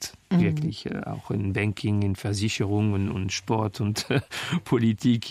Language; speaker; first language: German; non-native, fluent; French